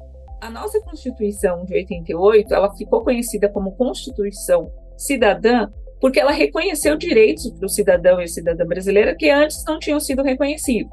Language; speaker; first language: Portuguese; native; Portuguese